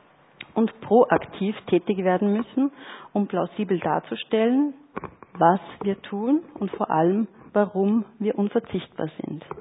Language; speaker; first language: German; native; German